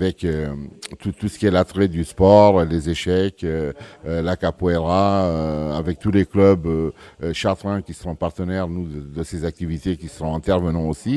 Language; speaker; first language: French; early bilingual, other home language; Portuguese